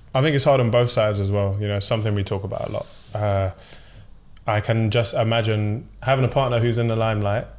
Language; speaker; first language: English; native; English